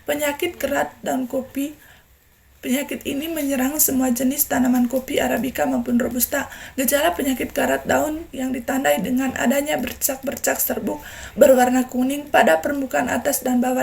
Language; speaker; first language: Indonesian; non-native, learner; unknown